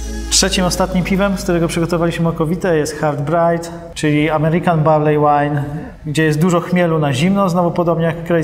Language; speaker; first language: Polish; native; Polish